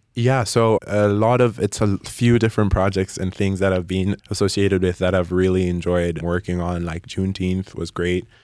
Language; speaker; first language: English; non-native, local second language; Nyanja